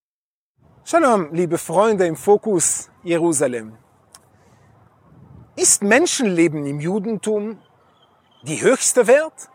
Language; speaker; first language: German; non-native, fluent; Hebrew